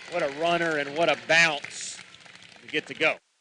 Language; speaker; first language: English; native; English